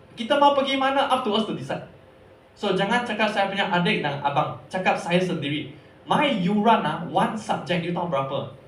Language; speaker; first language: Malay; non-native, local second language; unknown